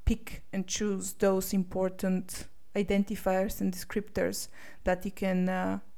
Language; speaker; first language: English; non-native, fluent; Bulgarian